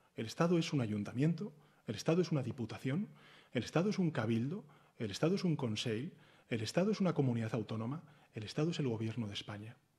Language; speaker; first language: Spanish; native; Spanish